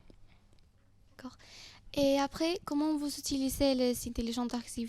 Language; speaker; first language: French; non-native, learner; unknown